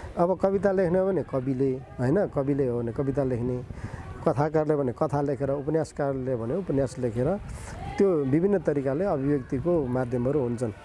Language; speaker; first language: Nepali; non-native, local second language; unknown